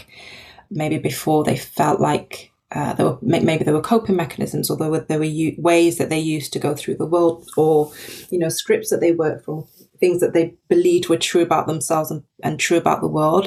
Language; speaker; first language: English; native; English